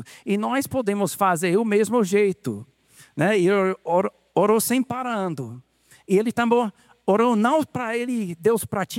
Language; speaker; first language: Portuguese; non-native, fluent; English